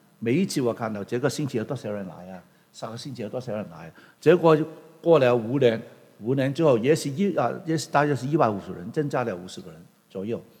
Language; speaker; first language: Chinese; non-native, local second language; Cantonese